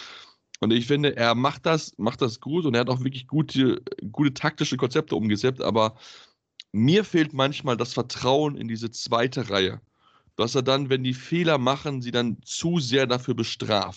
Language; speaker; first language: German; native; German